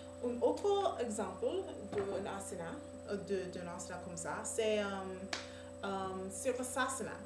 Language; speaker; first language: French; non-native, learner; English